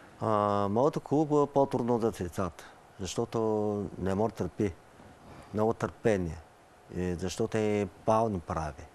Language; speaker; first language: Bulgarian; non-native, learner; Chinese